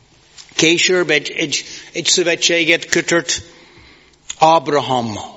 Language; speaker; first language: Hungarian; non-native, fluent; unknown